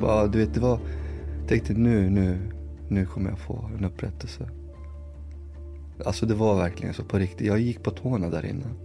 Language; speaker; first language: Swedish; early bilingual, other home language; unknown